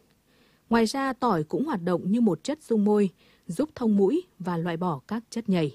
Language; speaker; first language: Vietnamese; native; Vietnamese